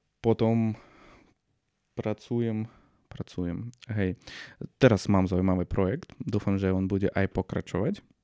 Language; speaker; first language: Slovak; non-native, fluent; Russian